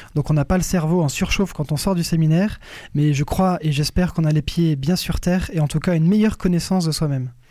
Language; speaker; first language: French; native; French